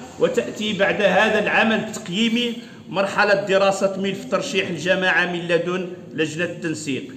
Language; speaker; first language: Arabic; non-native, local second language; Riffian